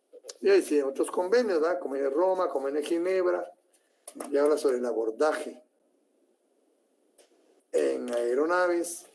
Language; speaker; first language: Spanish; native; Spanish